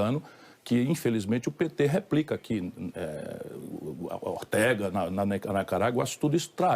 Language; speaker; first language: Portuguese; native; Portuguese